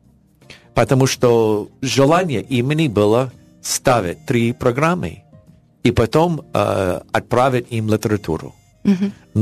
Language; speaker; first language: Russian; non-native, learner; English